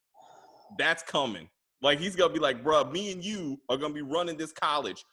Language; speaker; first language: English; native; English